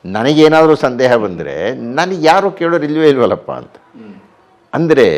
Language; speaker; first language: Kannada; native; Kannada